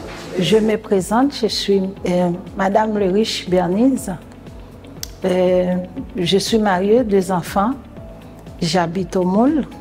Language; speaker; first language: French; non-native, local second language; Guadeloupean Creole French